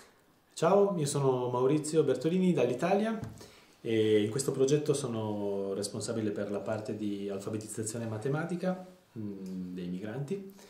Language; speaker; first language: Italian; native; Italian